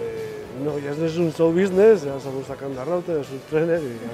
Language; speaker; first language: Macedonian; non-native, learner; Spanish